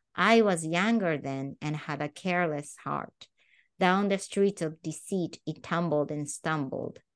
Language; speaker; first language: English; non-native, fluent; Japanese